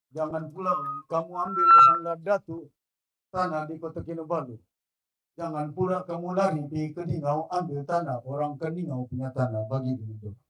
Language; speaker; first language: Malay; non-native, local second language; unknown